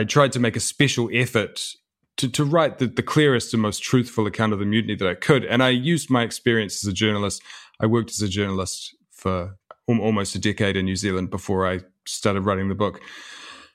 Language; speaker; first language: English; native; English